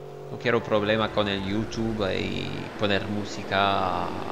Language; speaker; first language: Spanish; non-native, learner; French